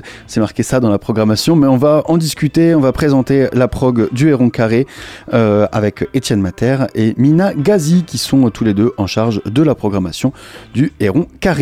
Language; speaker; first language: French; native; French